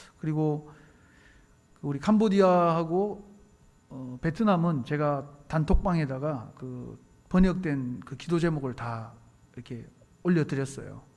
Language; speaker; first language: Korean; native; Korean